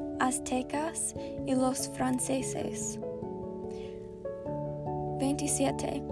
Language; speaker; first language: Spanish; non-native, learner; English